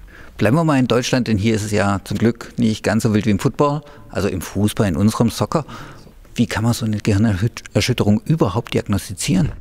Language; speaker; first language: German; native; German